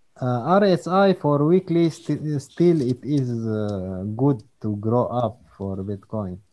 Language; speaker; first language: English; non-native, learner; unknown